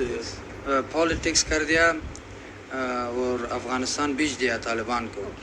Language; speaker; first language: Hindi; non-native, learner; Persian